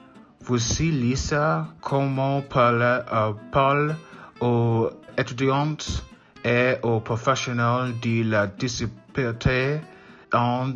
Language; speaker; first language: French; non-native, learner; English